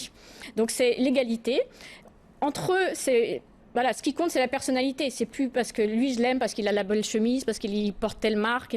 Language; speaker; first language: French; native; French